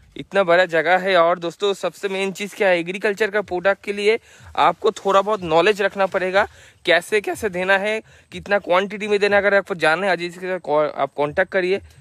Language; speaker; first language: Hindi; non-native, local second language; Bangla